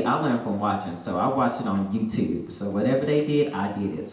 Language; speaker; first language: English; native; English